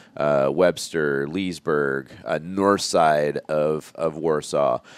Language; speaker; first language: English; native; English